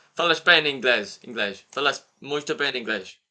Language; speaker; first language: Portuguese; non-native, learner; English